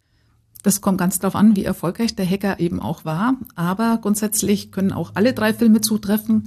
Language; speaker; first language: German; native; German